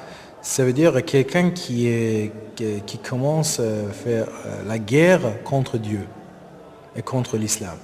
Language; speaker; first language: French; non-native, learner; Persian